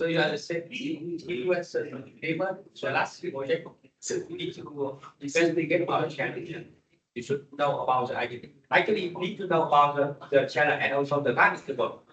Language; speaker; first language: English; non-native, learner; Vietnamese